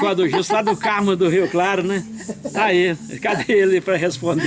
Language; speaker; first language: Portuguese; native; Portuguese